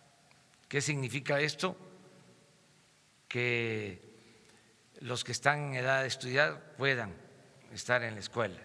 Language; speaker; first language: Spanish; native; Spanish